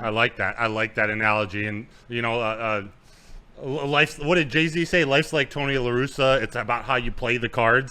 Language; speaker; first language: English; native; English